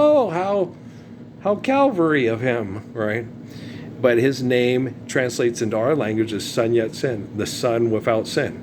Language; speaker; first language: English; native; English